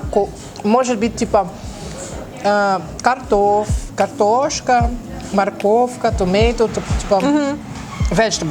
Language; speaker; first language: Russian; non-native, learner; Portuguese